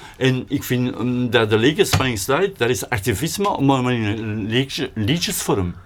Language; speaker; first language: Dutch; native; Dutch